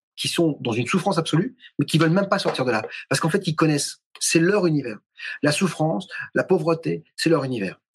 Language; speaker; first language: French; native; French